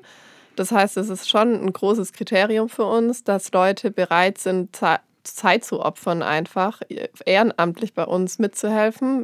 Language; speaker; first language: German; native; German